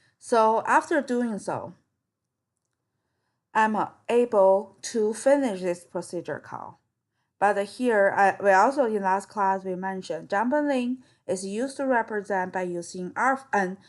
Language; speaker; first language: English; non-native, fluent; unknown